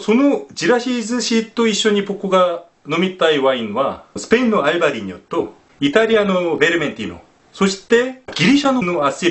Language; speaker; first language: Japanese; non-native, fluent; Korean